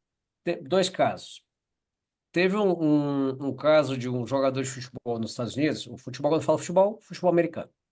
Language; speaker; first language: Portuguese; native; Portuguese